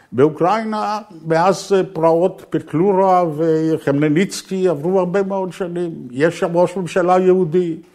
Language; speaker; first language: Hebrew; early bilingual, other home language; Ukrainian